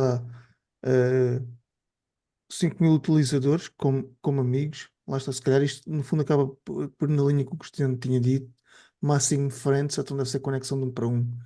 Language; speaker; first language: Portuguese; native; Portuguese